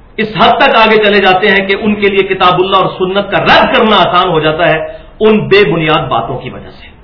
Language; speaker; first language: Urdu; non-native, local second language; Punjabi